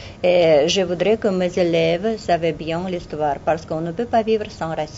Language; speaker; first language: French; non-native, fluent; Russian